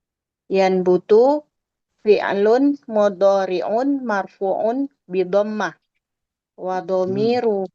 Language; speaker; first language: Arabic; non-native, learner; Indonesian